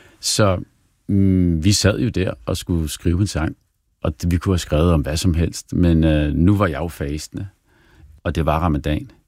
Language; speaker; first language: Danish; early bilingual, other home language; Arabic